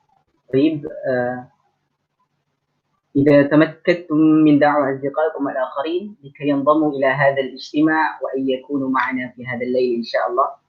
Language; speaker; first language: Arabic; non-native, fluent; Malay